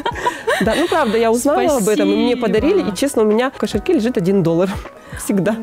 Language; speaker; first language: Russian; native; Russian